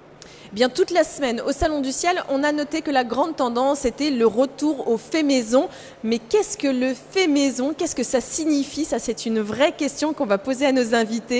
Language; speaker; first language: French; native; French